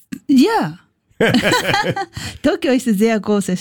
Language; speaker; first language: German; non-native, learner; Japanese